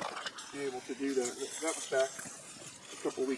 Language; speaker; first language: English; native; English